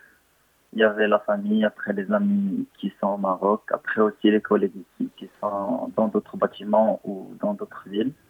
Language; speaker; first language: French; non-native, local second language; Arabic